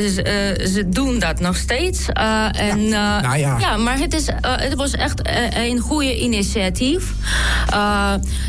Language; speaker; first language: Dutch; non-native, learner; Ukrainian